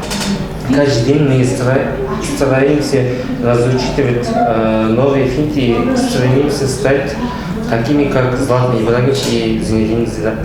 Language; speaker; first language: Russian; non-native, local second language; Kazakh